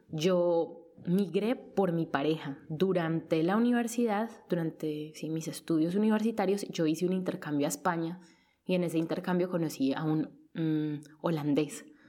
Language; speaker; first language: Spanish; native; Spanish